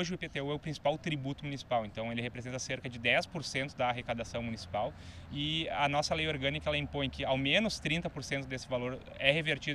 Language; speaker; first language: Portuguese; native; Portuguese